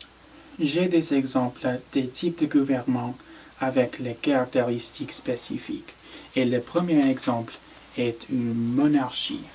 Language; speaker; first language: French; non-native, learner; English